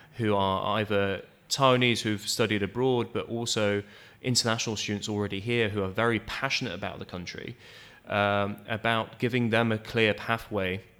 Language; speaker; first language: English; native; English